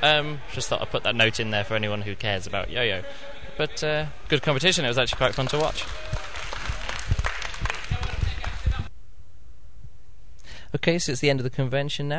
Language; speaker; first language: English; native; English